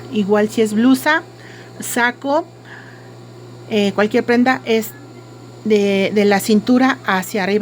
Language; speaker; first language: Spanish; native; Spanish